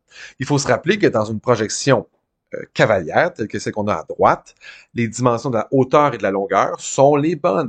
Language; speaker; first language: French; native; French